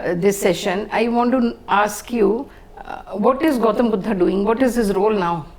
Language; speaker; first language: English; non-native, local second language; Hindi